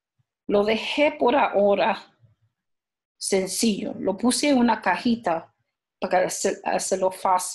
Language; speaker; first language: Spanish; early bilingual, heritage; Spanish